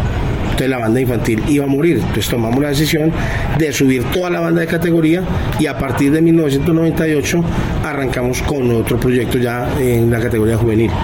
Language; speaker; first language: Spanish; native; Spanish